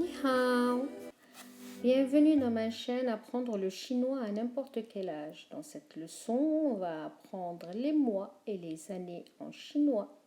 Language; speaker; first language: French; non-native, fluent; Chinese